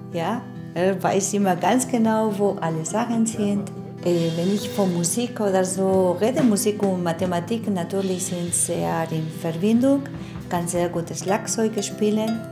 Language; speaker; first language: German; non-native, fluent; Spanish